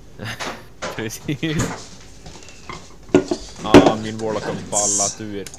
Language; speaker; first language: Swedish; native; Swedish